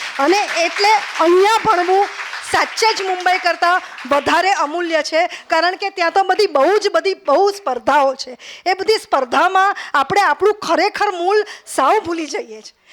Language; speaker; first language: Gujarati; native; Gujarati